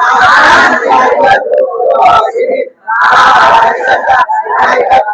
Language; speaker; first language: Arabic; non-native, learner; Bangla